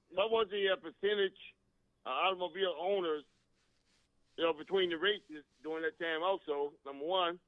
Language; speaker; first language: English; native; English